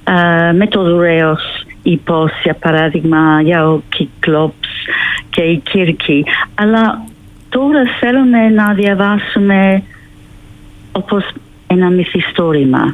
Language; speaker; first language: Greek; non-native, fluent; English